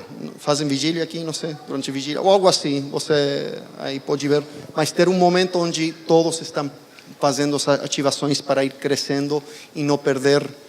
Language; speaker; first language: Portuguese; non-native, fluent; Spanish